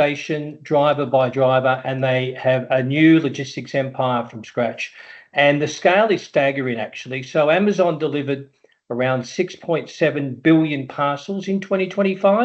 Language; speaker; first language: English; native; English